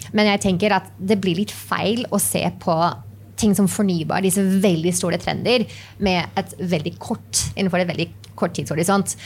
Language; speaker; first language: Norwegian; non-native, fluent; English